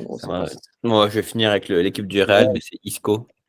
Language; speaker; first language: French; native; French